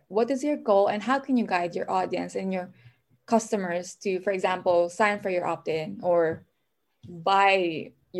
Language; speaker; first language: English; non-native, local second language; Filipino